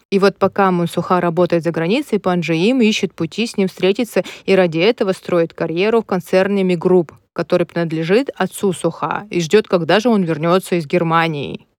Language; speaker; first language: Russian; native; Russian